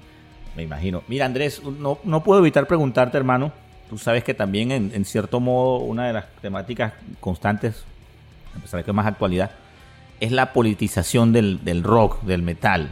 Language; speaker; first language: Spanish; native; Spanish